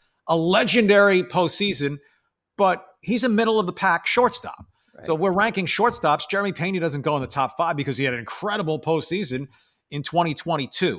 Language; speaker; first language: English; native; English